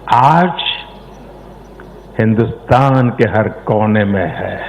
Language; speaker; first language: Hindi; non-native, local second language; Gujarati